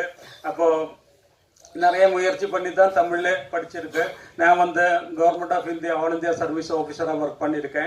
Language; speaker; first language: Tamil; non-native, local second language; Malayalam